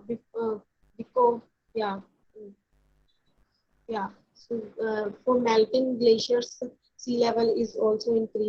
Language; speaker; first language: English; non-native, learner; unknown